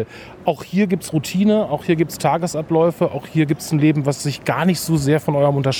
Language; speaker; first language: German; native; German